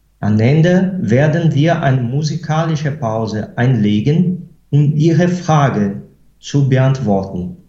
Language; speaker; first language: German; non-native, fluent; Portuguese